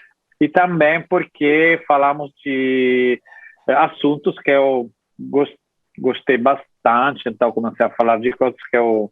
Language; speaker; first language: Portuguese; non-native, fluent; Italian